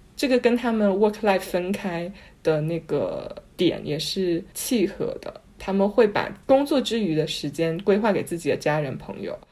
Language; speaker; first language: Chinese; non-native, local second language; Cantonese